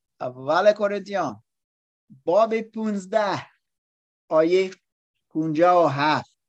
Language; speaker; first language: Persian; non-native, learner; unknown